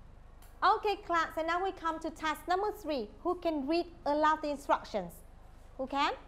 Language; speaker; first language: English; non-native, fluent; Vietnamese